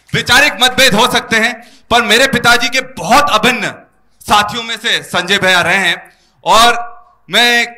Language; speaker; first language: Hindi; native; Hindi